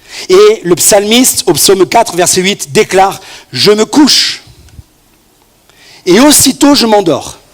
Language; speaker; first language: French; native; French